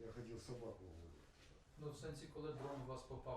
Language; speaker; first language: Ukrainian; non-native, local second language; Russian